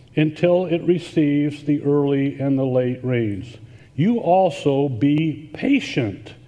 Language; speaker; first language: English; native; English